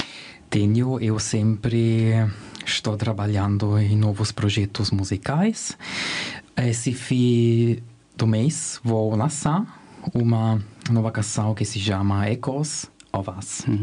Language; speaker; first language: Portuguese; non-native, fluent; German